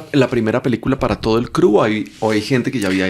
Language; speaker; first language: Spanish; native; Spanish